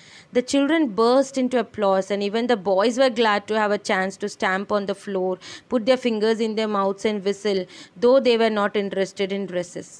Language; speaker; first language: English; non-native, local second language; Malayalam